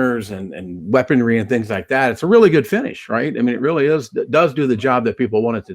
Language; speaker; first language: English; native; English